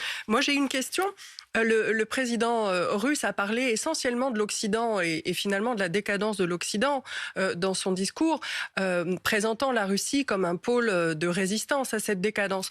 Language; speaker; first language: French; native; French